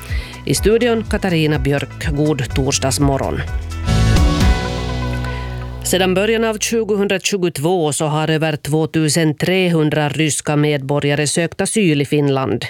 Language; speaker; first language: Swedish; native; Swedish